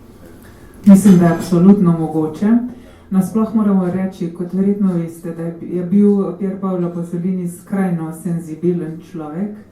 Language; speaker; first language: Slovenian; native; Slovenian